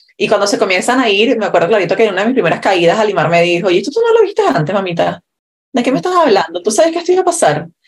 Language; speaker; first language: Spanish; native; Spanish